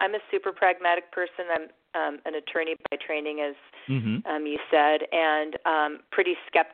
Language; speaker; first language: English; native; English